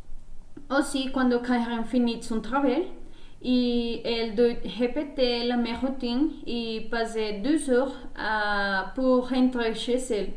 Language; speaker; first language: French; non-native, learner; Spanish